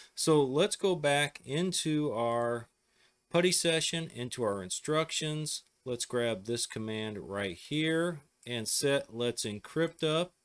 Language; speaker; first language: English; native; English